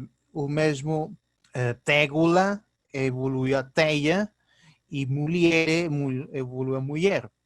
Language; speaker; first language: Portuguese; early bilingual, heritage; Portuguese